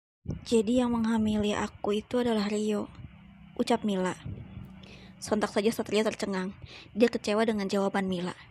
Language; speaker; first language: Indonesian; native; Indonesian